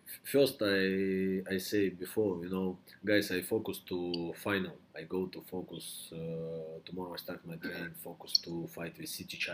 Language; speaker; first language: English; non-native, learner; Russian